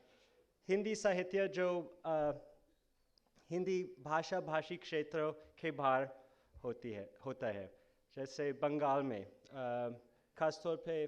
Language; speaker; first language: Hindi; non-native, fluent; English